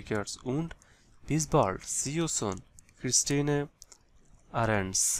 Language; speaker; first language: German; non-native, fluent; Bangla